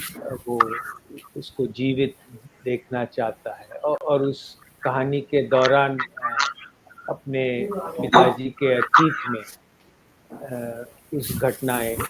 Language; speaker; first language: Hindi; non-native, local second language; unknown